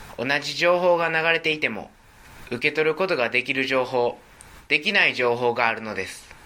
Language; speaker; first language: Japanese; native; Japanese